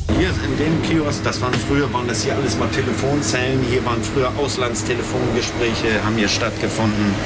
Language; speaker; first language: German; native; German